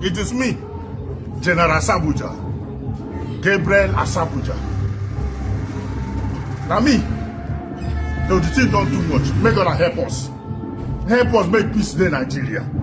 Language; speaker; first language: Nigerian Pidgin; non-native, local second language; Igbo